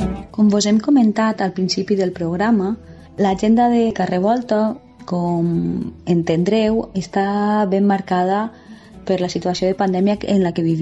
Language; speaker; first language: Catalan; native; Catalan